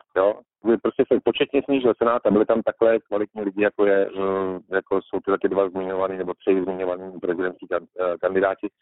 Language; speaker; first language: Czech; native; Czech